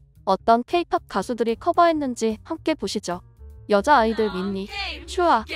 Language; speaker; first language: Korean; native; Korean